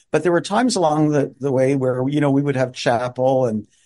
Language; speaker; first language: English; native; English